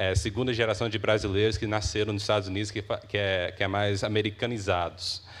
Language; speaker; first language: Portuguese; early bilingual, heritage; English